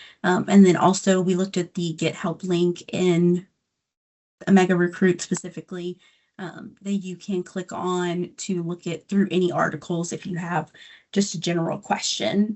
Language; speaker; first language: English; native; English